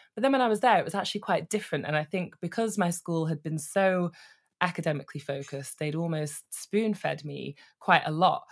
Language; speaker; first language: English; native; English